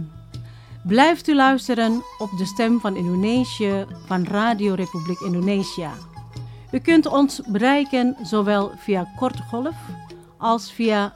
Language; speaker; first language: Dutch; non-native, fluent; Indonesian